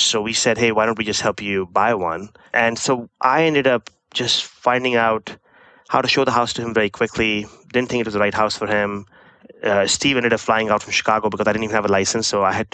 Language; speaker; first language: English; non-native, local second language; Hindi